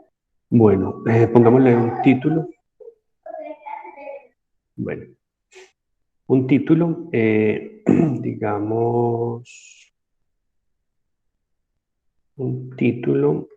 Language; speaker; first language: Spanish; native; Spanish